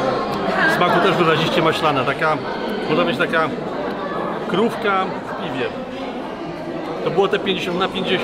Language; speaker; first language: Polish; native; Polish